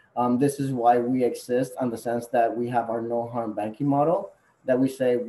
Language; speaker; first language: English; non-native, fluent; Spanish